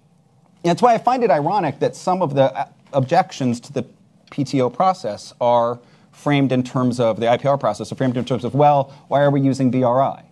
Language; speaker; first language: English; native; English